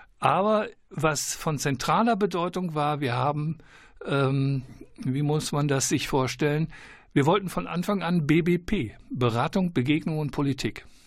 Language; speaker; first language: German; native; German